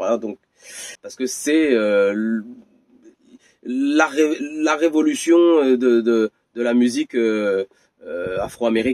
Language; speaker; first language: French; native; French